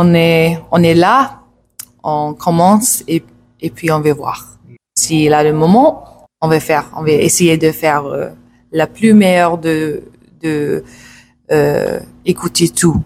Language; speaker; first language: French; non-native, learner; English